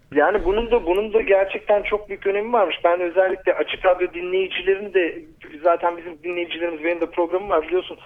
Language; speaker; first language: Turkish; native; Turkish